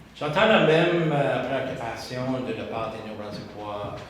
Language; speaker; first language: French; non-native, local second language; English